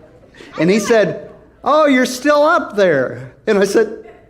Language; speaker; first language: English; native; English